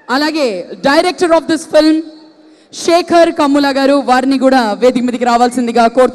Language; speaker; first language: Telugu; native; Telugu